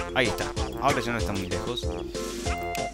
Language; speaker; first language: Spanish; native; Spanish